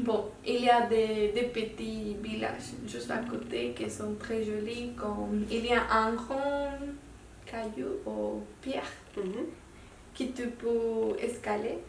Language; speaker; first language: French; non-native, local second language; Spanish